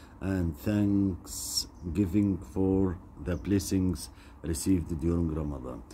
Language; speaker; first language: English; non-native, fluent; Arabic